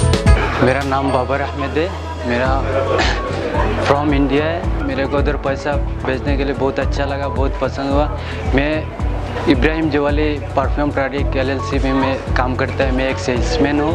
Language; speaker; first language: Hindi; non-native, local second language; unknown